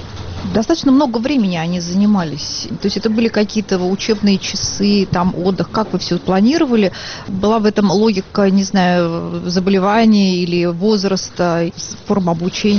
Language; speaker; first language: Russian; native; Russian